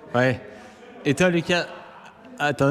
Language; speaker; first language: French; native; French